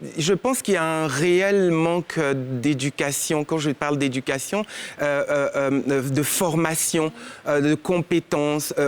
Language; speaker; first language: French; native; French